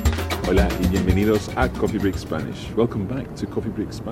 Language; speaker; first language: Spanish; non-native, fluent; English